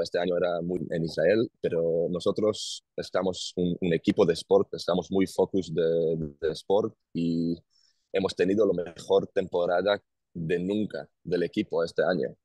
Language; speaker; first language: Spanish; non-native, learner; Hebrew